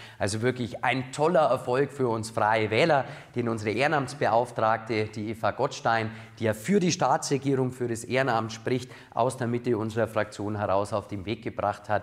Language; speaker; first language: German; native; German